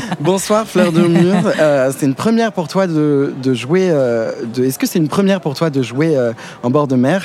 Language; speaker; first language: French; native; French